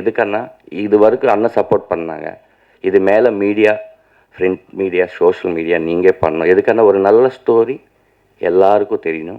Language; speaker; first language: Tamil; non-native, learner; Telugu